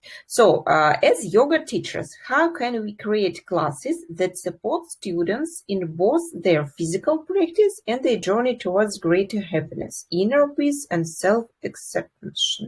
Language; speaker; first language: English; non-native, fluent; Russian